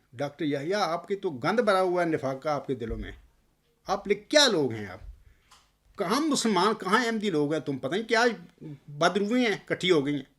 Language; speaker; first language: Urdu; non-native, local second language; Punjabi